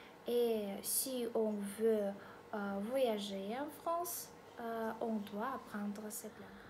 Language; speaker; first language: French; non-native, learner; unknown